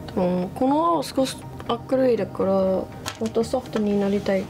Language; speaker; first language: Japanese; non-native, learner; English